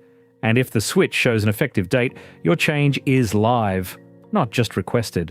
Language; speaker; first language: English; native; English